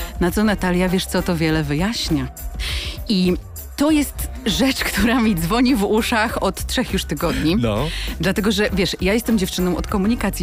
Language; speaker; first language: Polish; native; Polish